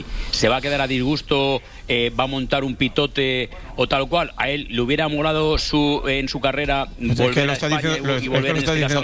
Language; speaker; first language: Spanish; native; Spanish